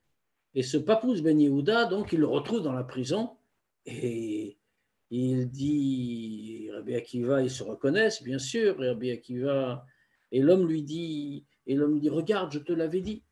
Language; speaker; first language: French; native; French